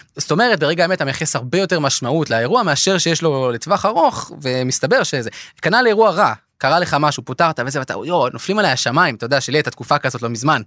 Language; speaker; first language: Hebrew; native; Hebrew